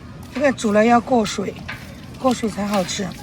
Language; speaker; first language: Chinese; native; Chinese